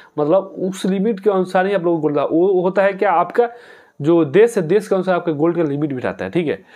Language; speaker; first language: Hindi; native; Hindi